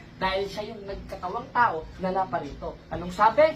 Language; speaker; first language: Filipino; native; Filipino